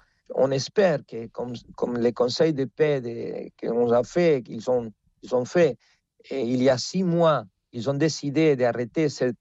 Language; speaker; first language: French; non-native, fluent; Spanish